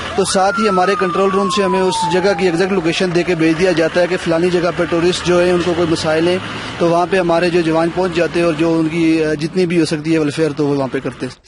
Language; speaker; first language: Urdu; non-native, local second language; Punjabi